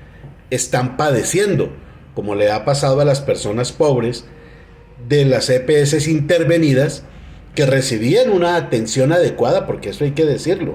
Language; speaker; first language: Spanish; native; Spanish